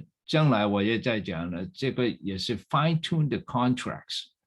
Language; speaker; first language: Chinese; non-native, fluent; English